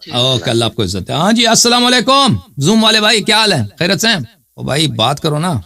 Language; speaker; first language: Urdu; non-native, fluent; Persian